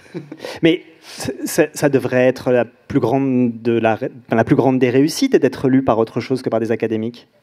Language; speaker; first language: French; native; French